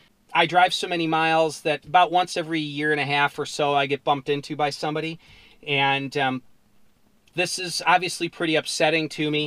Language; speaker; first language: English; native; English